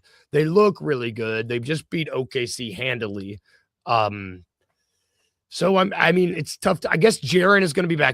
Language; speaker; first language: English; native; English